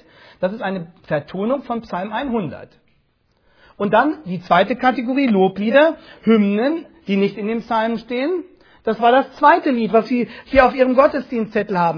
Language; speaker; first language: German; native; German